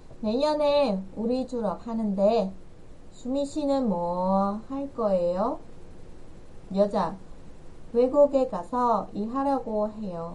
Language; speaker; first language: Korean; non-native, fluent; Vietnamese